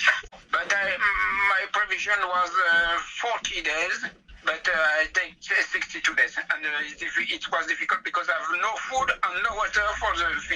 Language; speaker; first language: English; non-native, learner; French